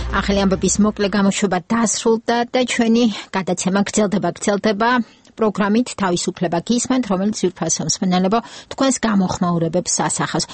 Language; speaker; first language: Georgian; native; Georgian